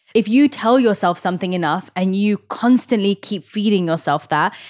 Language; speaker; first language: English; early bilingual, other home language; Hindi